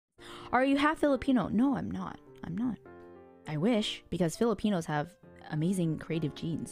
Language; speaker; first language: English; native; English